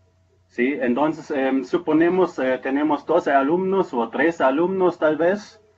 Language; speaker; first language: Spanish; non-native, fluent; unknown